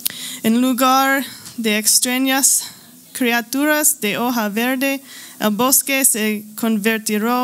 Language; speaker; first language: Spanish; non-native, learner; English